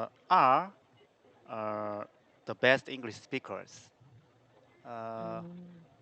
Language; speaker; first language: English; non-native, learner; Korean